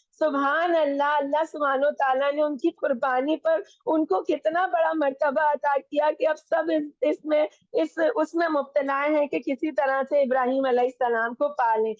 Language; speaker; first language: Urdu; non-native, local second language; Punjabi